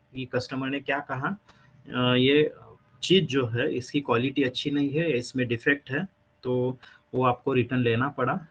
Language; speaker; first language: Hindi; non-native, local second language; Marathi